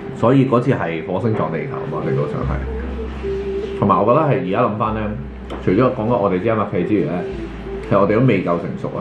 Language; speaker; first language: Chinese; native; Chinese